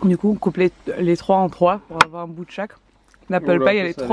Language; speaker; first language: French; native; French